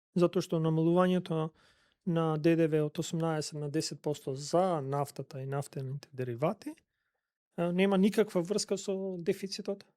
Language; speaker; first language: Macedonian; non-native, local second language; Albanian